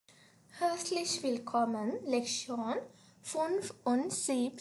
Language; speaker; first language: German; non-native, learner; Sinhala